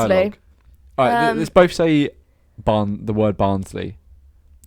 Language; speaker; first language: English; native; English